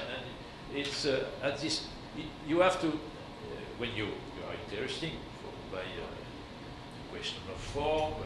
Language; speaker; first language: English; non-native, learner; French